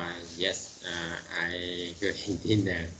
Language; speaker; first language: English; non-native, learner; Vietnamese